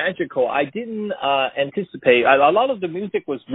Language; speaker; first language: English; non-native, local second language; Cantonese